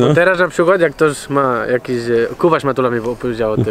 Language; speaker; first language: Polish; non-native, fluent; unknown